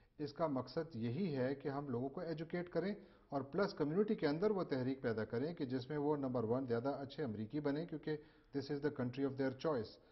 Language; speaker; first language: Urdu; native; Urdu